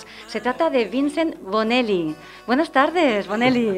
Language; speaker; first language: Spanish; native; Spanish